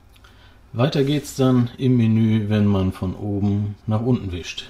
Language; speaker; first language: German; native; German